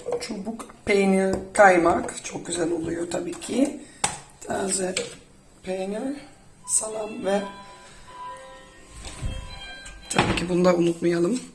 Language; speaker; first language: Turkish; non-native, fluent; Dutch